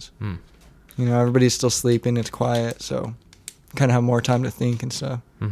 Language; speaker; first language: English; native; English